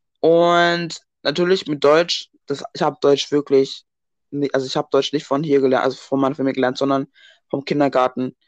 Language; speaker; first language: German; early bilingual, other home language; English